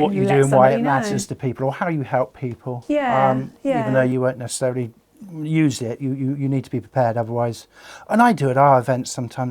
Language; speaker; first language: English; native; English